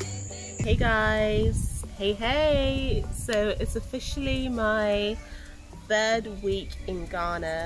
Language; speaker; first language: English; non-native, local second language; Akan